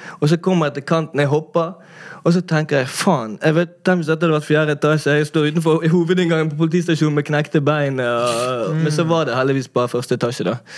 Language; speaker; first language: Norwegian; native; Norwegian